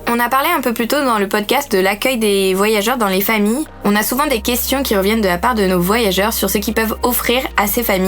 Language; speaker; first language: French; native; French